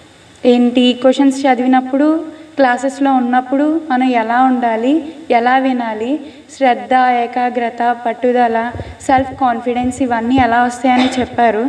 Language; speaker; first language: Telugu; native; Telugu